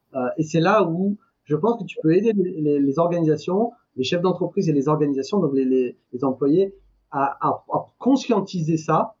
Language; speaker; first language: French; non-native, fluent; Persian